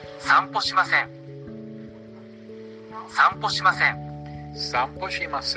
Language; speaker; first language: Japanese; non-native, learner; English